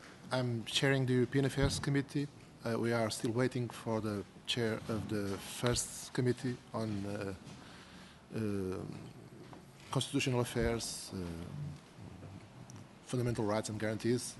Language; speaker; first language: English; non-native, fluent; Portuguese